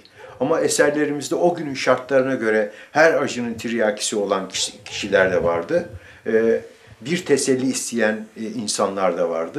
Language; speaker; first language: Turkish; native; Turkish